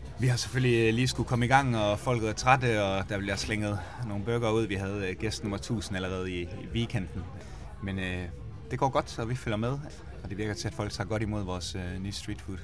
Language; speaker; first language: Danish; native; Danish